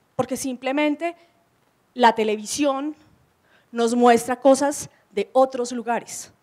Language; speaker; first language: Spanish; native; Spanish